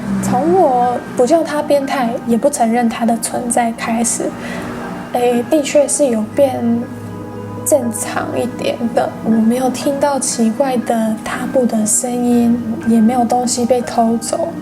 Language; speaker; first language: Chinese; non-native, fluent; English